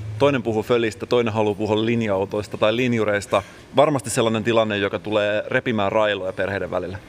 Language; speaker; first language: Finnish; native; Finnish